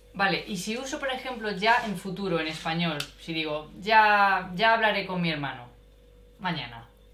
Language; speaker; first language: Spanish; native; Spanish